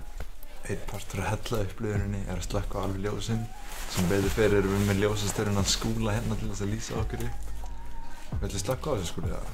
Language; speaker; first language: Icelandic; native; Icelandic